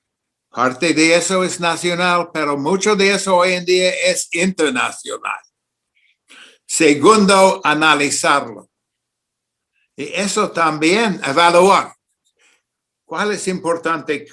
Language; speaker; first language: Spanish; non-native, fluent; English